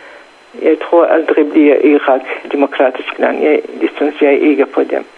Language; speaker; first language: Danish; non-native, learner; Central Kurdish